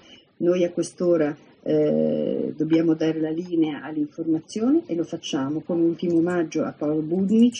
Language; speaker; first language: Italian; native; Italian